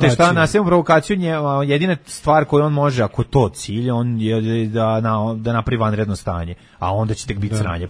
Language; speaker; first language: Serbian; native; Serbian